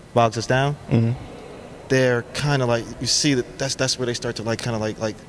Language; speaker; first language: English; native; English